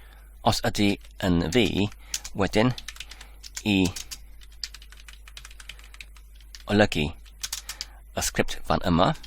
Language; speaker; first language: Welsh; non-native, learner; English